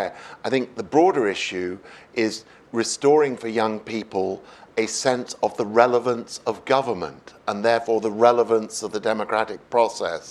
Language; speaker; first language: English; native; English